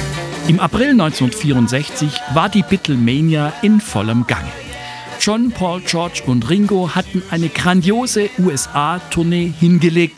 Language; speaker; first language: German; native; German